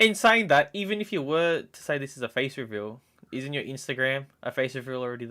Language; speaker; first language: English; native; English